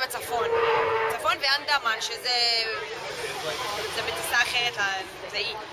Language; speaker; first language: Hebrew; native; Hebrew